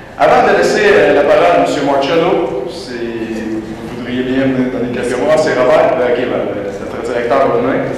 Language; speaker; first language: French; native; French